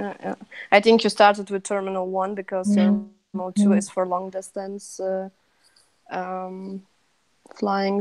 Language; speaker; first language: English; non-native, fluent; Russian